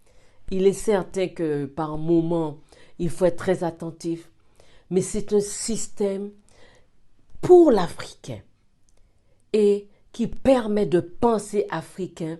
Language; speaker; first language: French; native; French